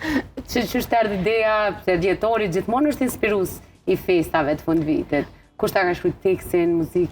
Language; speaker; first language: Albanian; native; Albanian